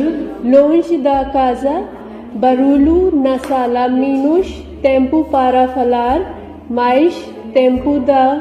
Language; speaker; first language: Portuguese; non-native, learner; Urdu